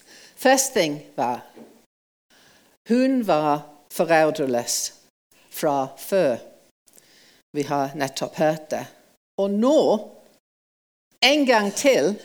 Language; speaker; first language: Norwegian; non-native, fluent; English